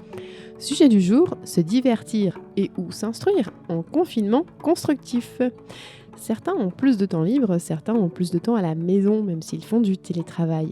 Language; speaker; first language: French; native; French